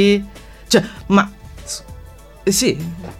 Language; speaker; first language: Italian; non-native, fluent; Japanese